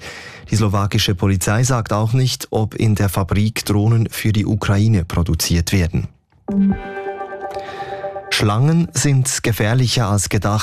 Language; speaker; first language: German; native; German